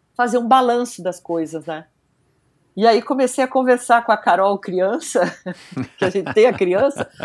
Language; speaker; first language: Portuguese; native; Portuguese